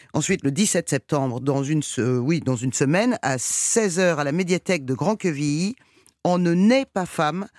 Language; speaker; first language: French; non-native, fluent; Persian